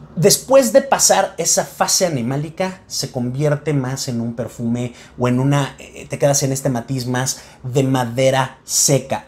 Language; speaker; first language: Spanish; native; Spanish